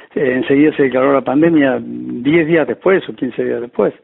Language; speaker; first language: Spanish; native; Spanish